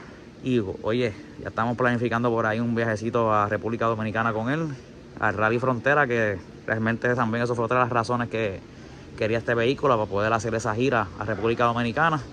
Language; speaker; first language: Spanish; native; Spanish